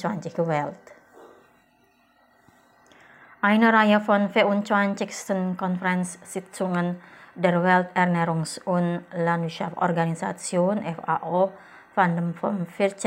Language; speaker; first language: German; non-native, fluent; Indonesian